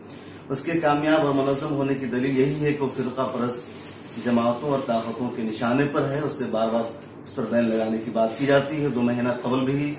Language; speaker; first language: Hindi; native; Hindi